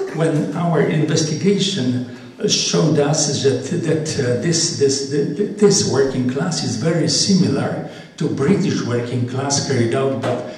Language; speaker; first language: English; non-native, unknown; Polish